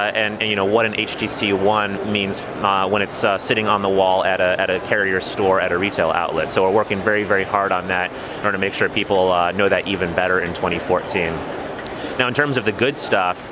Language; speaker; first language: English; native; English